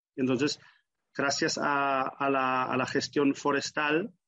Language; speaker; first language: Spanish; non-native, fluent; German